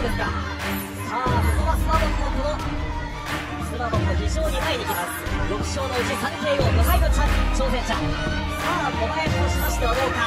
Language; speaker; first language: Japanese; native; Japanese